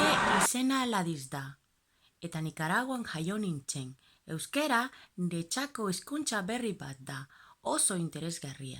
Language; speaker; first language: Basque; non-native, learner; Spanish